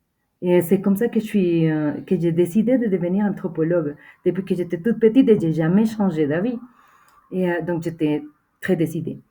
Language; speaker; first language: French; non-native, fluent; Spanish